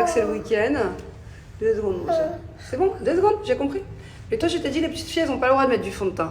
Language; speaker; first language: French; native; French